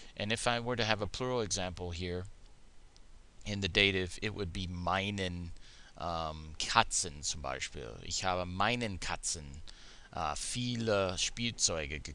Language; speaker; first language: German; non-native, fluent; English